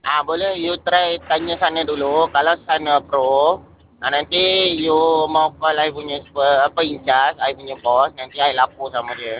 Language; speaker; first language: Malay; non-native, local second language; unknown